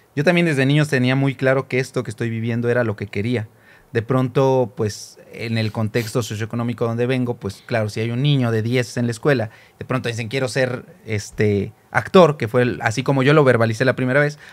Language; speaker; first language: Spanish; native; Spanish